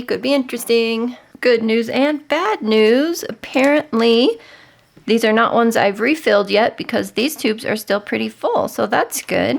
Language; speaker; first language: English; native; English